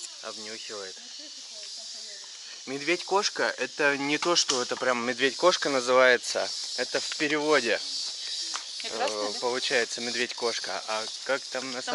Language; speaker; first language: Russian; native; Russian